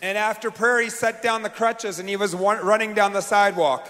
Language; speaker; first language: English; native; English